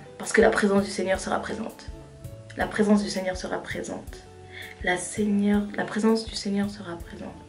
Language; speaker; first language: French; early bilingual, other home language; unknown